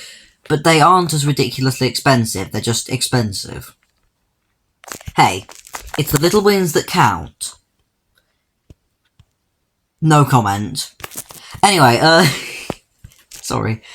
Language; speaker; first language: English; native; English